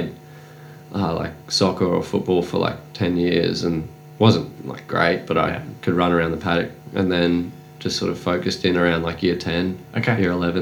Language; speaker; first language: English; native; English